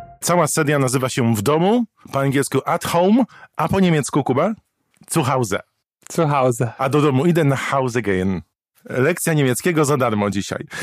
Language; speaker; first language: Polish; native; Polish